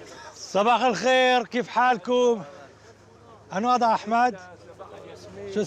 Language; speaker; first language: Arabic; non-native, fluent; Hebrew